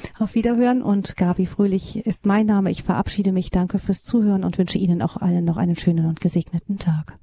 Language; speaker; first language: German; native; German